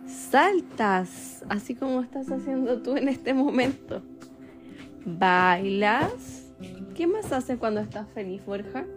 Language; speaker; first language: Spanish; native; Spanish